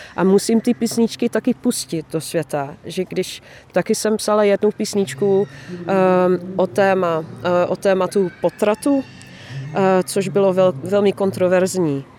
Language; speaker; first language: Czech; non-native, fluent; Dutch